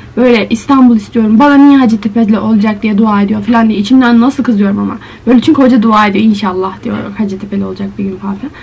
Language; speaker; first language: Turkish; native; Turkish